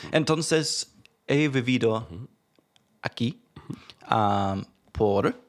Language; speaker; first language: Spanish; non-native, learner; English